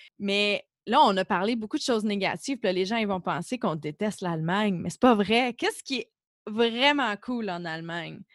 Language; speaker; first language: French; native; French